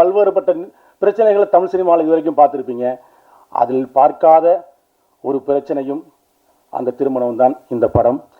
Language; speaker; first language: Tamil; native; Tamil